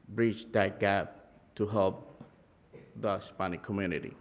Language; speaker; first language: English; non-native, learner; Spanish